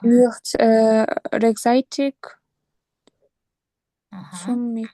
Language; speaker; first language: German; non-native, learner; Kyrgyz